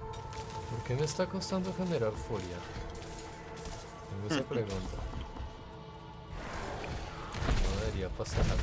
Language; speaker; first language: Spanish; native; Spanish